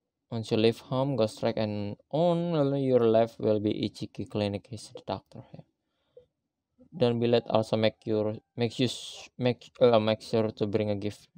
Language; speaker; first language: English; non-native, fluent; Indonesian